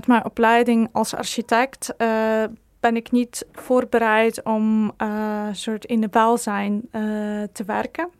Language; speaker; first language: Dutch; non-native, fluent; Ukrainian